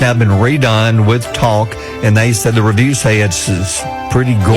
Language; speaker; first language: English; native; English